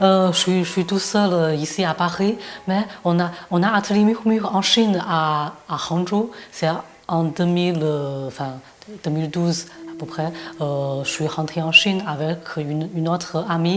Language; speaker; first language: French; non-native, fluent; Chinese